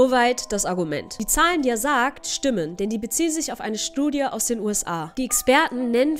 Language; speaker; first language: German; native; German